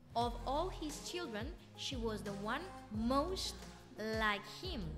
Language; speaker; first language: English; non-native, fluent; Spanish